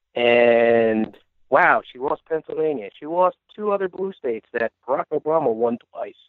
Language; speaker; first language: English; native; English